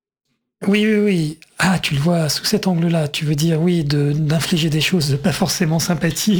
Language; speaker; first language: French; native; French